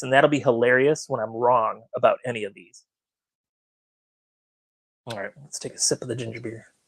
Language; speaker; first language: English; native; English